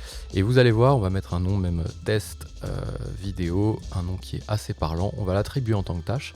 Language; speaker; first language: French; native; French